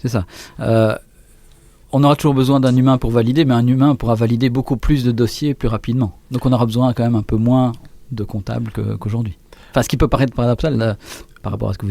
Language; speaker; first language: French; native; French